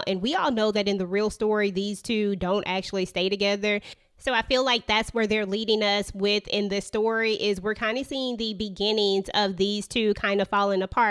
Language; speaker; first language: English; native; English